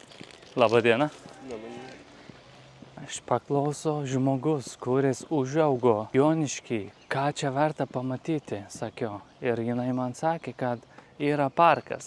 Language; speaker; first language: Lithuanian; non-native, learner; Turkish